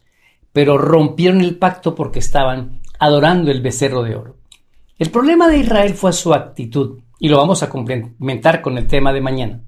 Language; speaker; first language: Spanish; native; Spanish